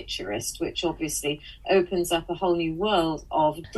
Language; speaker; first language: English; native; English